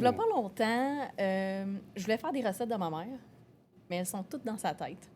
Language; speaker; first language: French; native; French